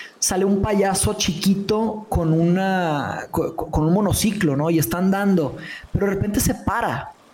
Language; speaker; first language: Spanish; early bilingual, other home language; Portuguese